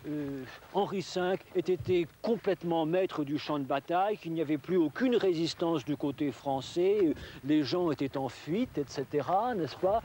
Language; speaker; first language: French; native; French